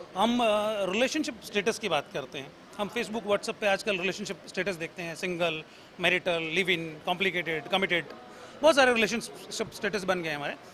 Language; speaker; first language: Hindi; native; Hindi